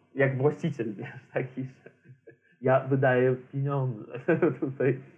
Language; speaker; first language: Polish; non-native, fluent; Romanian